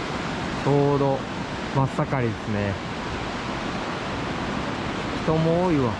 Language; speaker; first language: Japanese; native; Japanese